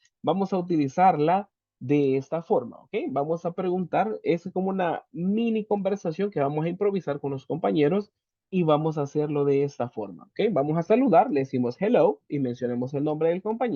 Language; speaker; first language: Spanish; native; Spanish